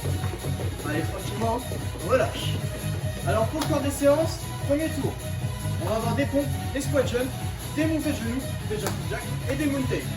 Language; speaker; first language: French; native; French